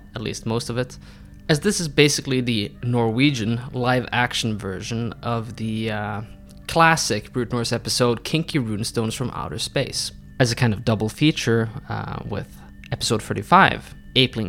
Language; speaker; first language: English; non-native, fluent; Norwegian